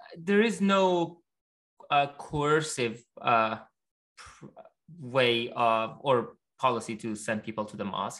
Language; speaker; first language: English; non-native, fluent; Persian